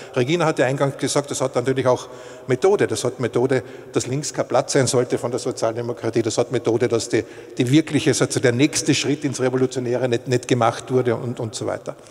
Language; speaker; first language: German; native; German